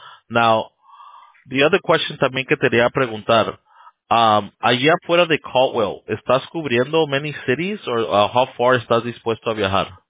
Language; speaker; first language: Spanish; early bilingual, heritage; Spanish